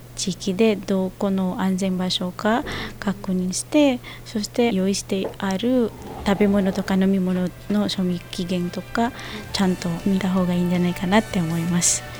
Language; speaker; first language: Japanese; non-native, fluent; Indonesian